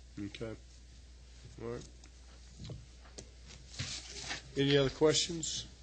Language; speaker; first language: English; native; English